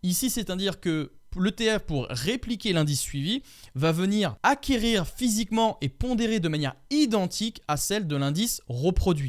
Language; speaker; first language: French; native; French